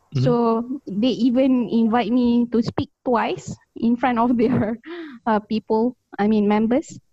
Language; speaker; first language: English; native; English